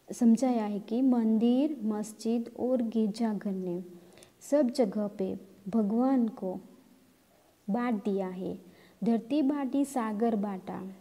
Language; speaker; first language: Hindi; non-native, local second language; Gamit